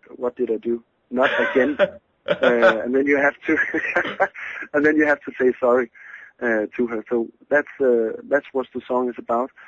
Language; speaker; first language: English; non-native, fluent; Danish